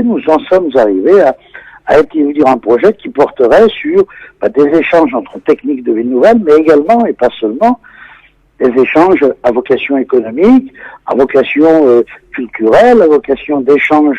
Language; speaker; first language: French; native; French